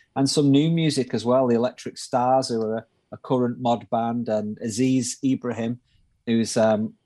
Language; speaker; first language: English; native; English